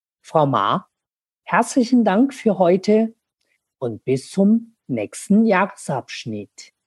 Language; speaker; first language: German; non-native, learner; Chinese